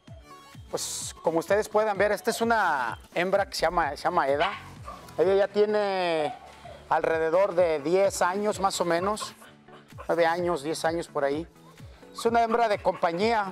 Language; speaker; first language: Spanish; native; Spanish